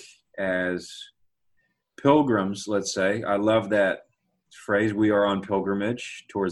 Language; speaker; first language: English; native; English